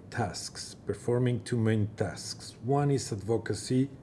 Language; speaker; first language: English; non-native, fluent; Persian